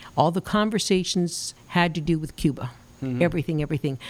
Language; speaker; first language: English; early bilingual, other home language; Spanish